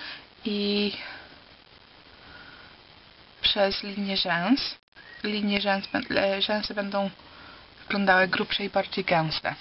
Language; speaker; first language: Polish; early bilingual, heritage; Polish